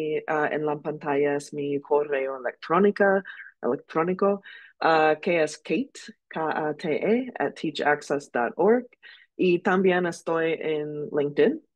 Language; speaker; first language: Spanish; non-native, learner; English